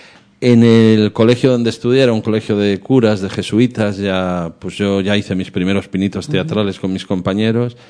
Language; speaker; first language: Spanish; native; Spanish